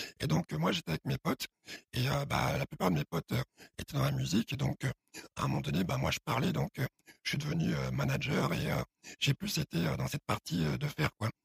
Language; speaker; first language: French; early bilingual, other home language; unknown